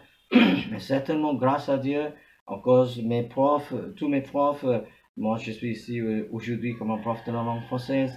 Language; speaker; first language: French; non-native, fluent; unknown